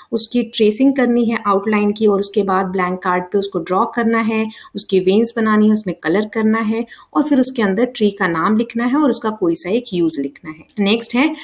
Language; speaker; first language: Hindi; native; Hindi